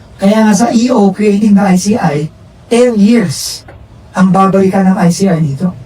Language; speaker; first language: Filipino; native; Filipino